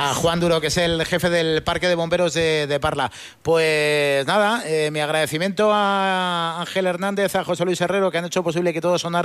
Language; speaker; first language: Spanish; native; Spanish